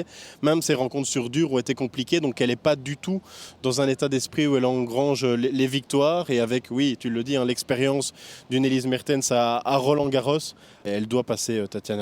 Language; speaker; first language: French; native; French